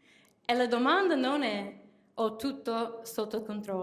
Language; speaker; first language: Italian; non-native, fluent; English